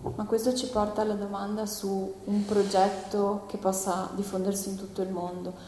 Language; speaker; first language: Italian; non-native, fluent; English